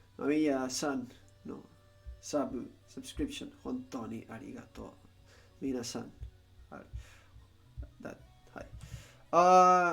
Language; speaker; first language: Japanese; non-native, learner; Spanish